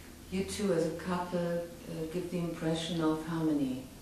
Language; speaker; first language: English; non-native, fluent; German